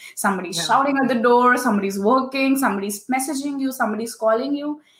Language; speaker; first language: English; non-native, local second language; Hindi